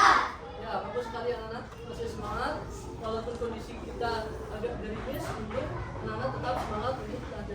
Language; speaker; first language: Indonesian; native; Indonesian